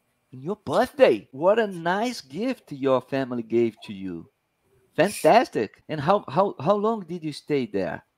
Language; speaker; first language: English; non-native, fluent; Portuguese